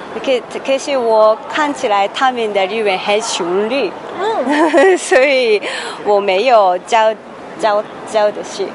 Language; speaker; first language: Chinese; non-native, learner; Japanese